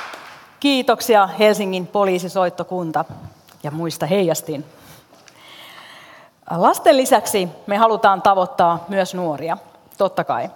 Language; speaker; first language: Finnish; native; Finnish